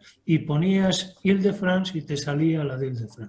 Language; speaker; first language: Spanish; native; Spanish